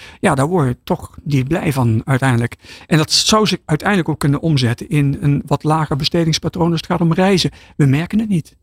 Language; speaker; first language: Dutch; native; Dutch